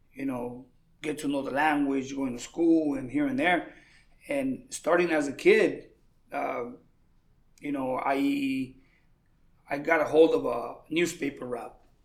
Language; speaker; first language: English; early bilingual, other home language; Spanish